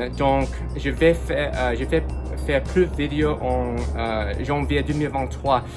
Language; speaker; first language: French; non-native, learner; English